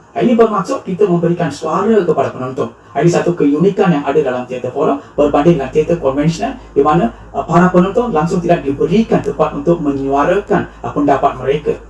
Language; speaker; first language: Malay; non-native, local second language; Tamil